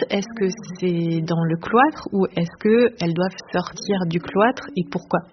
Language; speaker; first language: French; native; French